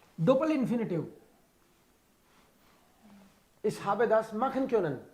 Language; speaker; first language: German; non-native, fluent; Hindi